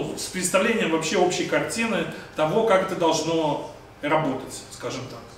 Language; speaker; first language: Russian; native; Russian